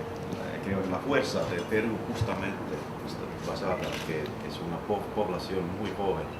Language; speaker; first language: Spanish; non-native, fluent; Finnish